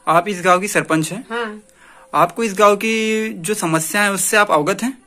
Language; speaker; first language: Hindi; native; Hindi